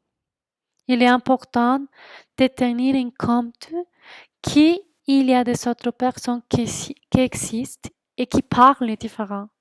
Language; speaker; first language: French; non-native, fluent; Spanish